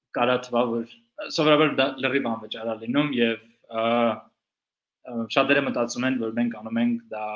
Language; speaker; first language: Armenian; early bilingual, heritage; Armenian